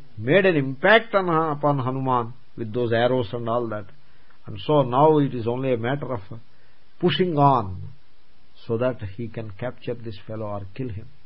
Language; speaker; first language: English; non-native, local second language; Telugu